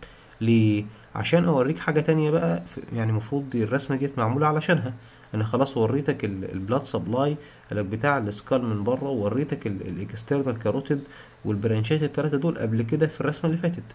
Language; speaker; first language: Arabic; native; Arabic